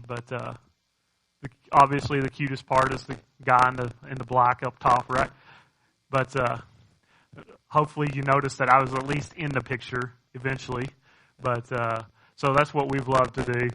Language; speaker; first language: English; native; English